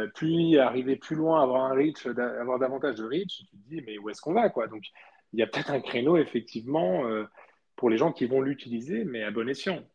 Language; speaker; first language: French; early bilingual, other home language; Spanish